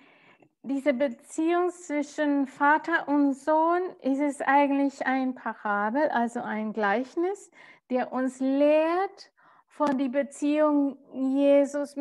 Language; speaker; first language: German; non-native, fluent; Spanish